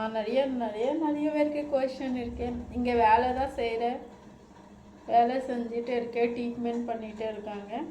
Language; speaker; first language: Tamil; non-native, learner; Hindi